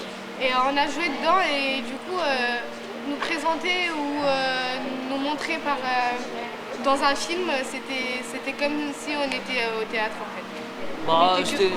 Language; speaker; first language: French; early bilingual, other home language; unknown